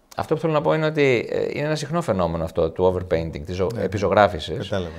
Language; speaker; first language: Greek; native; Greek